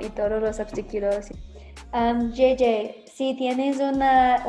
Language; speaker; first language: Spanish; non-native, learner; English